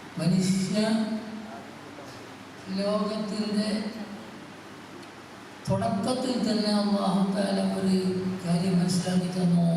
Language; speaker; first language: Malayalam; native; Malayalam